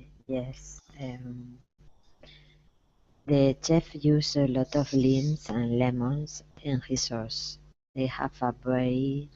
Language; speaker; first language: English; non-native, learner; Spanish